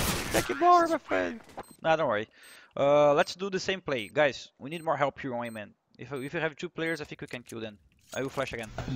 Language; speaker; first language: English; non-native, fluent; Portuguese